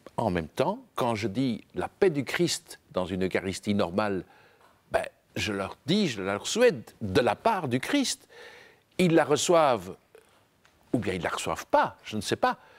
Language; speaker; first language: French; native; French